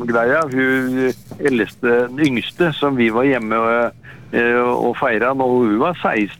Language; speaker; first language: Norwegian; native; Norwegian